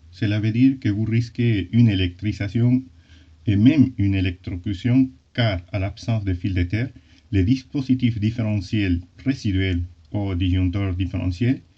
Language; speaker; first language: French; non-native, fluent; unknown